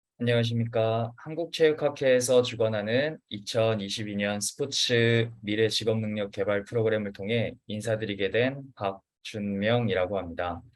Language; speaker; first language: Korean; native; Korean